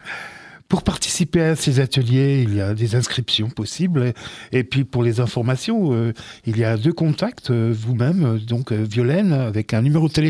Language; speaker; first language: French; native; French